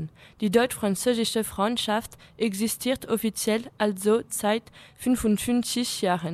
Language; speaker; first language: German; non-native, learner; French